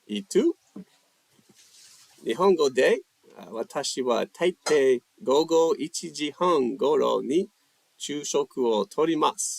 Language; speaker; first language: Japanese; non-native, fluent; English